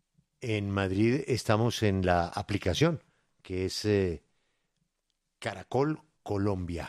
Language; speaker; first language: Spanish; native; Spanish